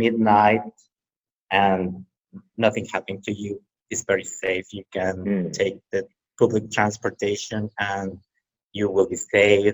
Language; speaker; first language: English; non-native, fluent; Spanish